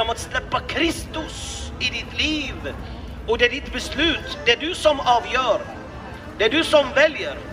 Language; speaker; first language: Swedish; non-native, fluent; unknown